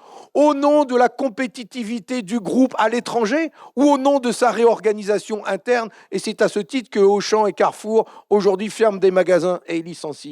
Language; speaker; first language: French; native; French